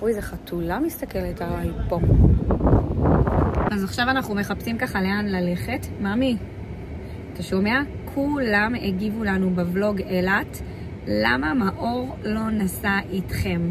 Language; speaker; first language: Hebrew; native; Hebrew